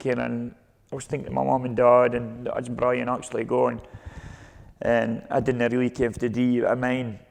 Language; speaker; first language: English; native; English